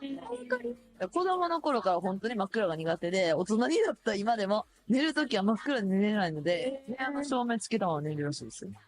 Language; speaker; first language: Japanese; native; Japanese